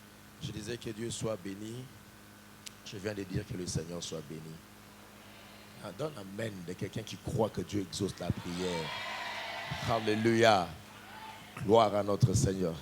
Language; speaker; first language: French; non-native, local second language; Lingala